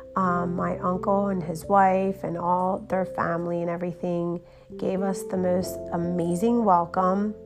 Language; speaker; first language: English; early bilingual, other home language; Romanian